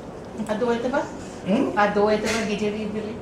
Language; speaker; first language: Russian; non-native, fluent; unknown